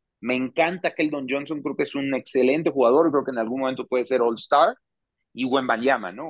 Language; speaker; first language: Spanish; native; Spanish